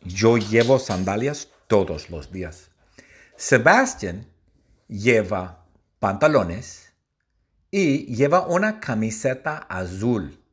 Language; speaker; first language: Spanish; non-native, learner; English